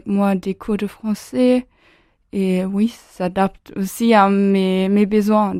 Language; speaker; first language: French; non-native, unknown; German